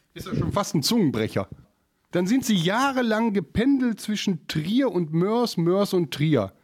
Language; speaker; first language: German; native; German